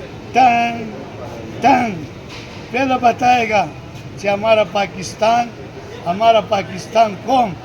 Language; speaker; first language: Hindi; non-native, local second language; Pashto